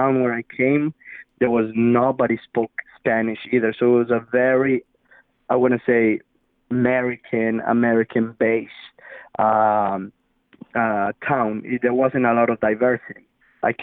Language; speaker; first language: English; non-native, fluent; Spanish